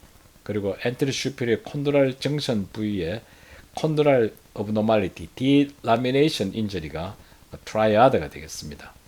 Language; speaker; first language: Korean; native; Korean